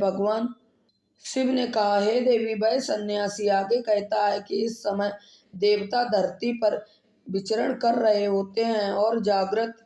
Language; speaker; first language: Hindi; native; Hindi